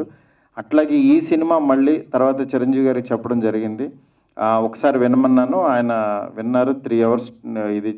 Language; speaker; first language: Telugu; native; Telugu